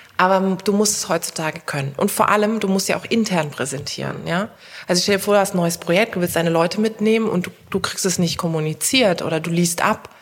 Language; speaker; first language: German; early bilingual, other home language; Turkish